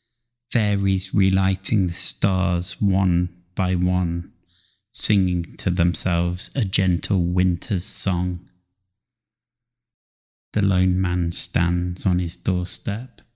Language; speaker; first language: English; native; English